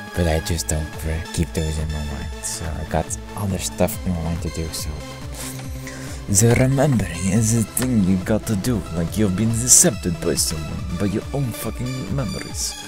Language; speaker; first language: English; non-native, fluent; Dutch